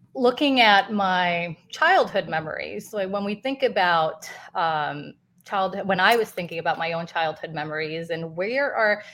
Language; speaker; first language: English; non-native, fluent; Spanish